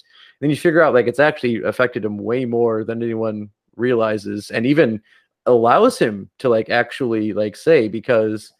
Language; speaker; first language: English; native; English